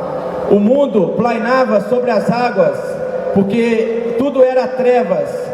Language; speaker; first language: Portuguese; native; Portuguese